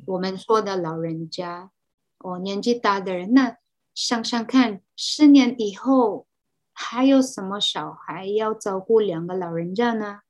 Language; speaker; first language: Chinese; non-native, fluent; Cebuano